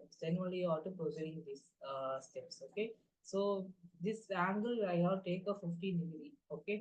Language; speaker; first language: English; non-native, local second language; Tamil